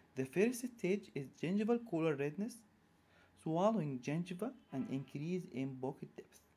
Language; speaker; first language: English; non-native, fluent; Arabic